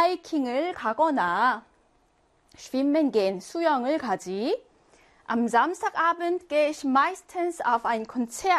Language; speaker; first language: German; non-native, fluent; Korean